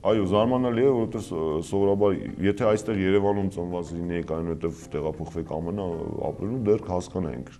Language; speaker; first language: Armenian; native; Armenian